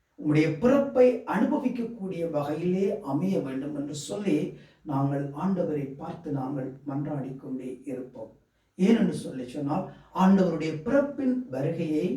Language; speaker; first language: Tamil; native; Tamil